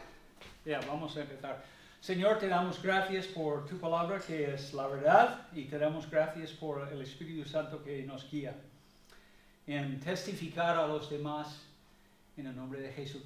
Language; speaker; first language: Spanish; non-native, fluent; English